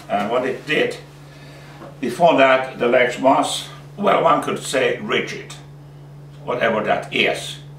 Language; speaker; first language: English; non-native, fluent; Finnish